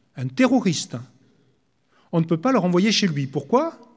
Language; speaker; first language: French; native; French